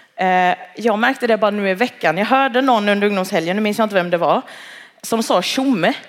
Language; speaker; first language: Swedish; early bilingual, other home language; Cantonese